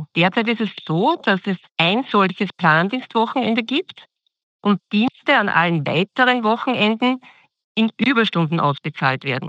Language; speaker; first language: German; native; German